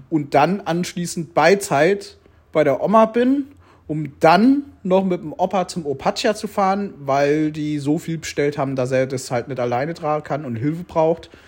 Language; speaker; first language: German; native; German